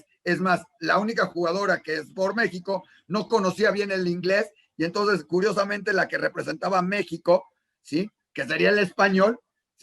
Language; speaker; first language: Spanish; native; Spanish